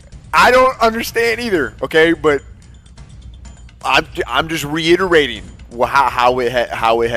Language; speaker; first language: English; native; English